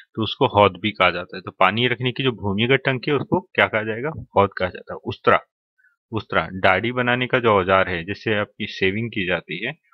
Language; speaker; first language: Hindi; native; Hindi